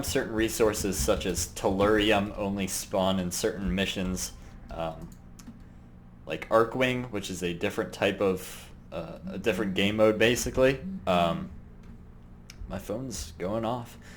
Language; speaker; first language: English; native; English